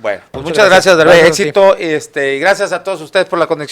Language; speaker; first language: Spanish; native; Spanish